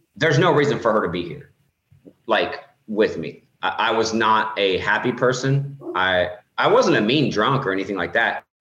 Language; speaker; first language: English; native; English